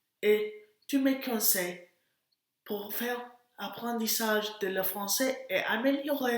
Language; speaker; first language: French; non-native, learner; English